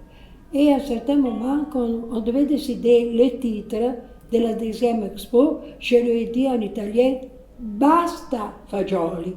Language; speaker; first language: French; non-native, fluent; Italian